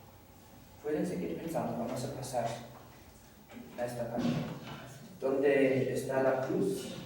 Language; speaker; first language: Spanish; non-native, fluent; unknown